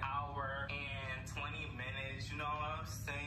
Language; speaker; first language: English; native; English